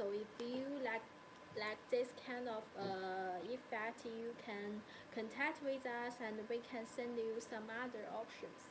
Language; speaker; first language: English; non-native, learner; Chinese